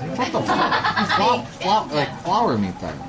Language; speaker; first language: Japanese; non-native, learner; English